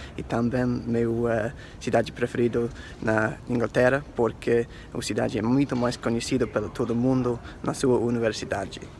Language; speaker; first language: Portuguese; non-native, learner; English